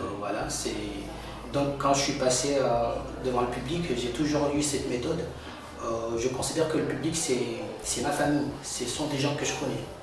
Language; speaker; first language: French; non-native, local second language; Comorian